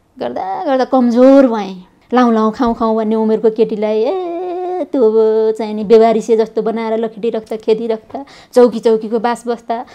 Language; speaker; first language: Nepali; native; Nepali